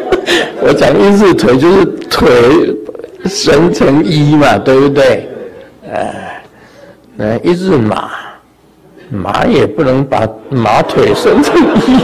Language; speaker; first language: Chinese; native; Chinese